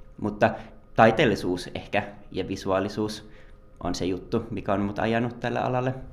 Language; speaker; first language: Finnish; native; Finnish